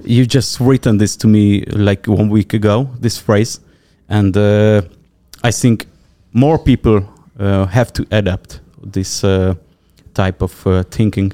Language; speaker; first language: English; non-native, fluent; Hungarian